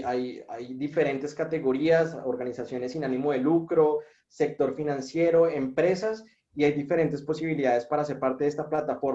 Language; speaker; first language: Spanish; native; Spanish